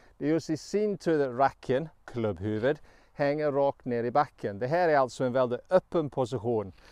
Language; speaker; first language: Swedish; non-native, fluent; English